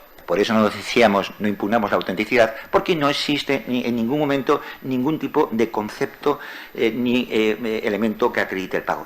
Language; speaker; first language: Spanish; native; Spanish